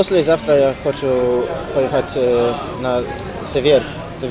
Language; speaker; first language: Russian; non-native, learner; Polish